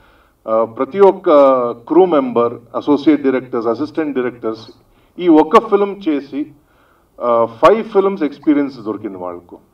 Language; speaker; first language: Telugu; non-native, local second language; Kannada